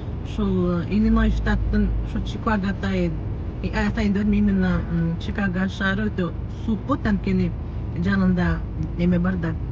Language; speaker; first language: Kyrgyz; native; Kyrgyz